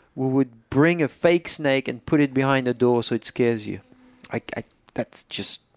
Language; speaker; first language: English; non-native, fluent; French